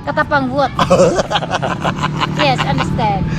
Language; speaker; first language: English; non-native, learner; Sasak